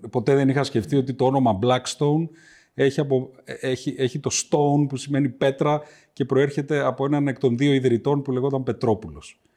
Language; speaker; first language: Greek; native; Greek